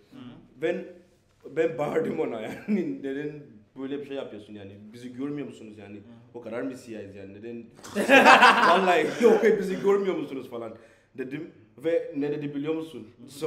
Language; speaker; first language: Turkish; non-native, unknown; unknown